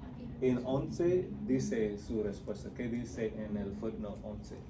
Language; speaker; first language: Spanish; non-native, fluent; English